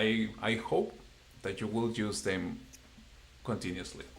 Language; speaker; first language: English; non-native, fluent; Spanish